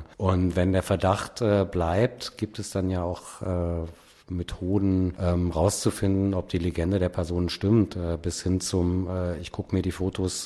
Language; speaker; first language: German; native; German